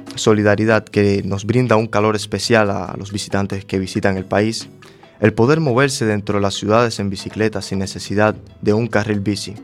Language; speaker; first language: Spanish; native; Spanish